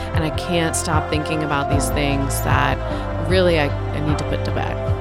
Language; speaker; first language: English; native; English